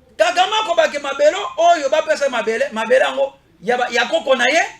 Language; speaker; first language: Lingala; native; Lingala